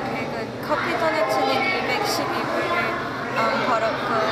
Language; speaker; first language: Korean; early bilingual, heritage; Korean